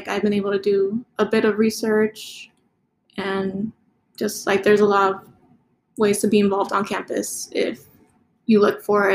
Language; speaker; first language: English; native; English